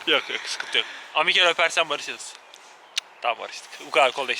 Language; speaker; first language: Turkish; native; Turkish